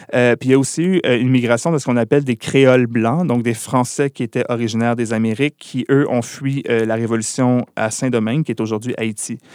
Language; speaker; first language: French; native; French